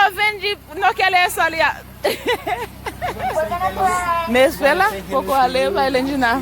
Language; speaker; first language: Spanish; non-native, learner; Haitian Creole